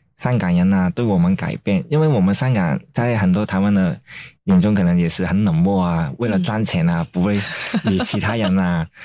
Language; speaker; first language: Chinese; non-native, fluent; Cantonese